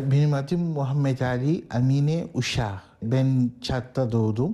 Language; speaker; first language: Turkish; non-native, learner; Arabic